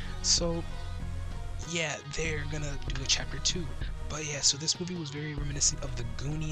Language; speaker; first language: English; native; English